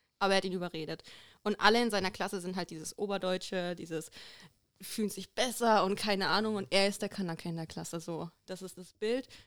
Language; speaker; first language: German; native; German